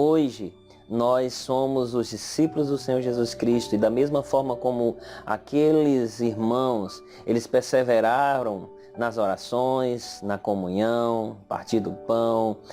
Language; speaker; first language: Portuguese; native; Portuguese